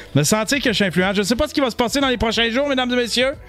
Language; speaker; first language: French; native; French